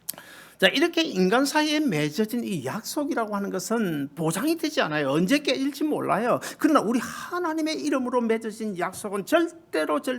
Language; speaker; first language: Korean; native; Korean